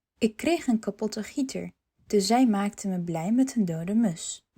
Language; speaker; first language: Dutch; non-native, fluent; Polish